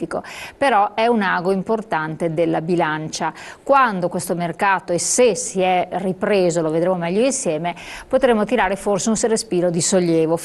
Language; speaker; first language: Italian; native; Italian